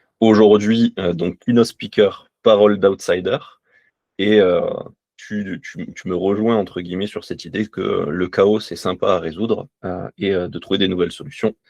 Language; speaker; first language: French; native; French